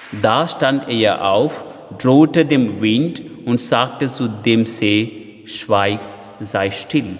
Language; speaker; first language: German; non-native, fluent; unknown